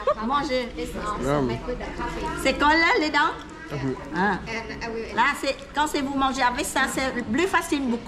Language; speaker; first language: French; non-native, learner; Vietnamese